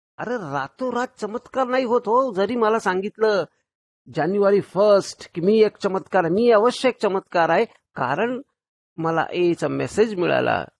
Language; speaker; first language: Marathi; early bilingual, heritage; Marathi